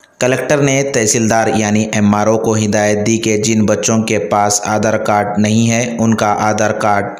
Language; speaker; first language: Urdu; native; Urdu